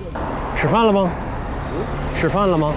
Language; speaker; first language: Chinese; non-native, fluent; English